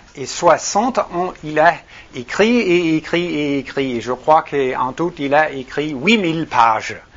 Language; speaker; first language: French; non-native, fluent; Danish